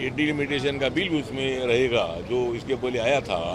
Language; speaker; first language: Hindi; non-native, local second language; Marathi